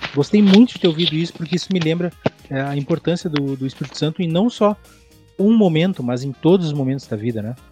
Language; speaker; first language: Portuguese; native; Portuguese